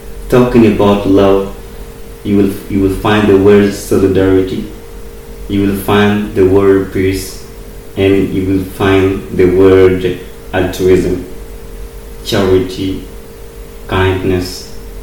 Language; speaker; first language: English; non-native, fluent; Bambara